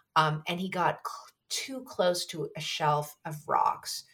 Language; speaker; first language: English; native; English